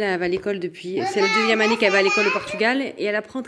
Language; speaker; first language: French; native; French